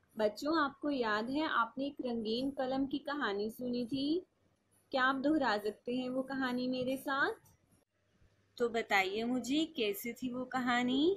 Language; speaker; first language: Hindi; native; Hindi